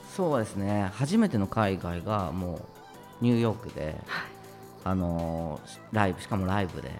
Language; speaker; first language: Japanese; native; Japanese